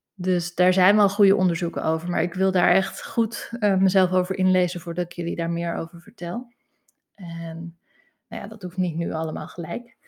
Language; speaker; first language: Dutch; native; Dutch